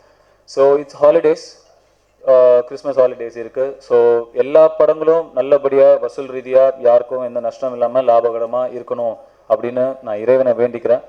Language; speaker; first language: Tamil; native; Tamil